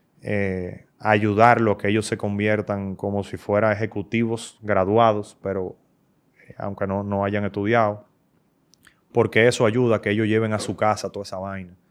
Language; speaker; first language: Spanish; native; Spanish